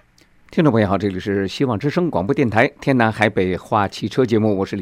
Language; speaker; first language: Chinese; native; Chinese